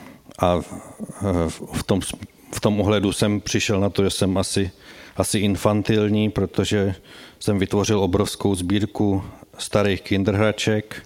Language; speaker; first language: Czech; native; Czech